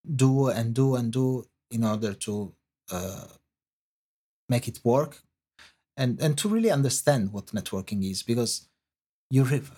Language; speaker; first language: English; non-native, fluent; Italian